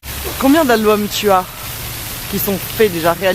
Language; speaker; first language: French; native; French